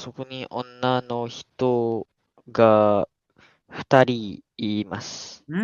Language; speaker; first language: Japanese; non-native, learner; Malay